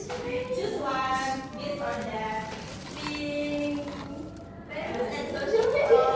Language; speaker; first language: English; non-native, learner; Indonesian